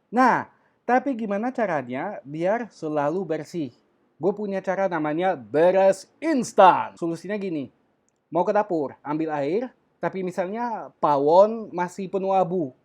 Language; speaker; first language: Indonesian; non-native, fluent; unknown